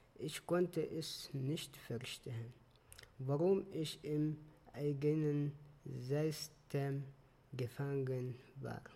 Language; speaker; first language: German; non-native, fluent; Tigrinya